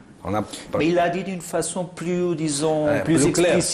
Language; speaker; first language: French; non-native, fluent; Portuguese